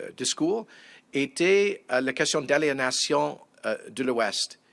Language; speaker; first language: French; non-native, fluent; English